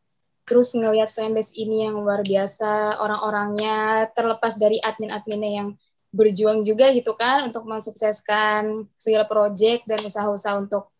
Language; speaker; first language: Indonesian; native; Indonesian